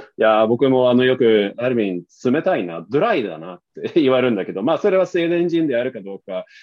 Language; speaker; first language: Japanese; non-native, fluent; Swedish